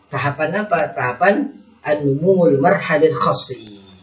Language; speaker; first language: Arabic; non-native, fluent; Indonesian